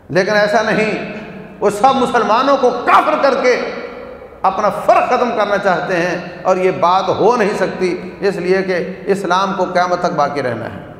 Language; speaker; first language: Urdu; native; Urdu